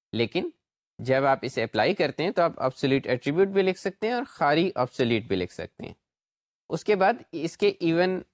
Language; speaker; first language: Urdu; native; Urdu